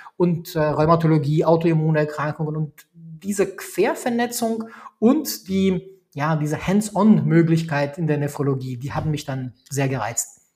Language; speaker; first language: German; non-native, fluent; Albanian